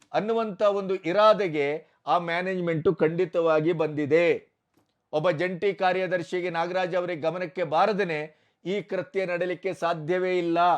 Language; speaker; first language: Kannada; native; Kannada